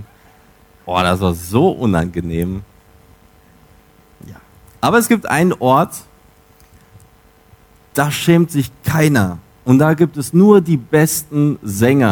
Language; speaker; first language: German; native; German